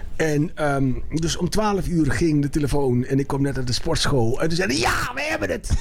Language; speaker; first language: Dutch; early bilingual, other home language; Papiamento